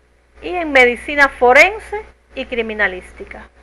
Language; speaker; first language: Spanish; native; Spanish